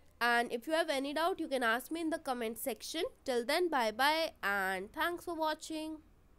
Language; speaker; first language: English; non-native, local second language; Hindi